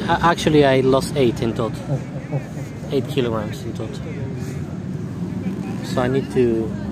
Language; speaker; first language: English; non-native, fluent; Spanish